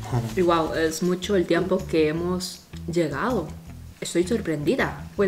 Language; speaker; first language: Spanish; native; Spanish